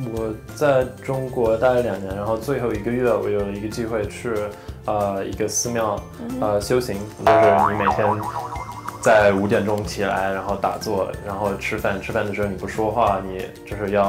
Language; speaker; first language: Chinese; non-native, fluent; English